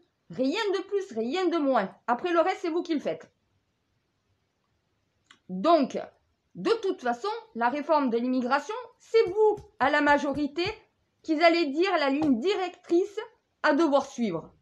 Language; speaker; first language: French; native; French